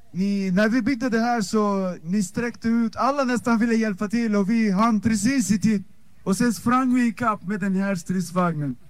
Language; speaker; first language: Swedish; non-native, fluent; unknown